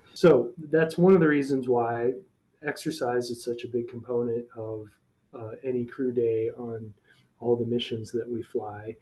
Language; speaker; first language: English; native; English